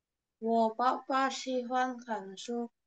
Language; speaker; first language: Chinese; non-native, learner; Indonesian